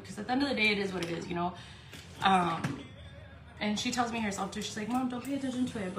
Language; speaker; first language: English; early bilingual, other home language; Spanish